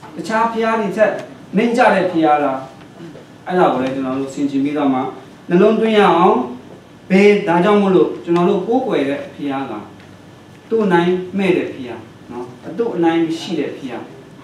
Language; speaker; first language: Burmese; non-native, local second language; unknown